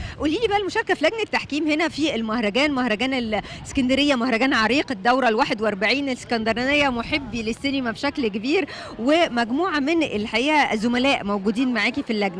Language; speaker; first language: Arabic; native; Arabic